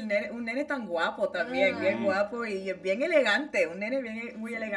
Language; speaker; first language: Spanish; early bilingual, heritage; Spanish